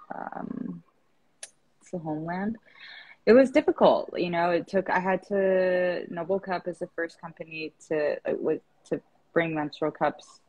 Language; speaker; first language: English; non-native, fluent; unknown